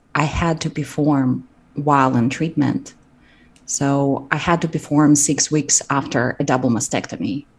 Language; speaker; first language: English; non-native, fluent; Russian